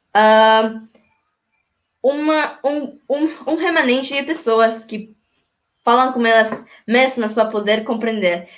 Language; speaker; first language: Portuguese; non-native, learner; Spanish